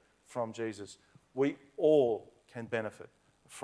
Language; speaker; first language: English; native; English